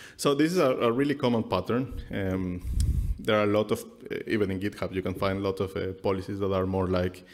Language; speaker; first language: English; non-native, fluent; Spanish